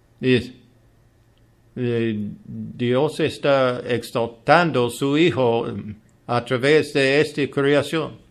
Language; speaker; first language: Spanish; non-native, learner; English